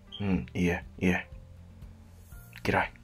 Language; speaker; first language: Japanese; non-native, learner; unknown